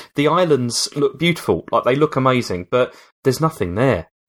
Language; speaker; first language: English; native; English